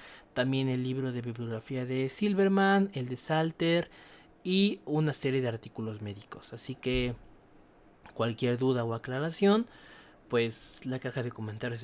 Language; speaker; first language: Spanish; native; Spanish